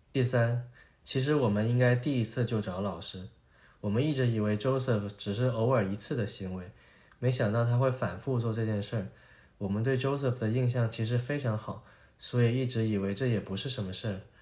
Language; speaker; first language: Chinese; native; Chinese